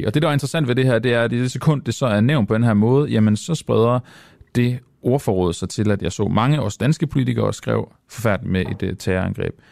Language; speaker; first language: Danish; native; Danish